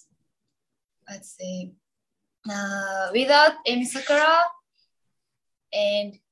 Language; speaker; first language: English; non-native, learner; Japanese